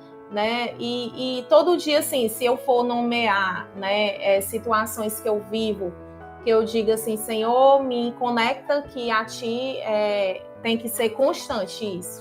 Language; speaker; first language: Portuguese; native; Portuguese